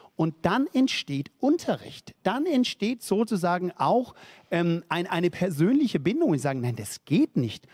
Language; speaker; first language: German; non-native, fluent; Danish